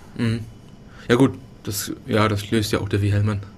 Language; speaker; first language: German; native; German